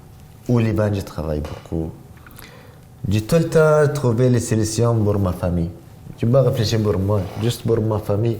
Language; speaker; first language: French; non-native, learner; Arabic